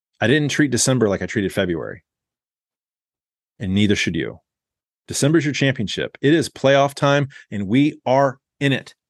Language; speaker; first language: English; native; English